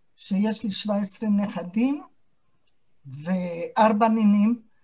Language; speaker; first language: Hebrew; non-native, fluent; Hungarian